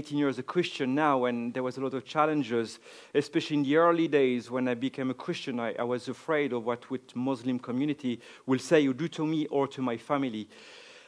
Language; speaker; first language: English; non-native, fluent; French